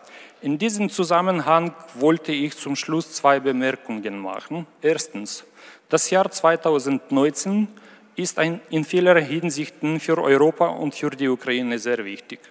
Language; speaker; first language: German; non-native, fluent; Ukrainian